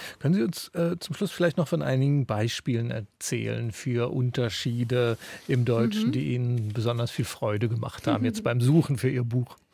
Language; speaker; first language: German; native; German